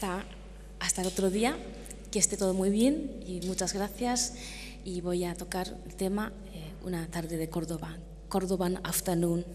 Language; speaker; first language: Spanish; non-native, fluent; Japanese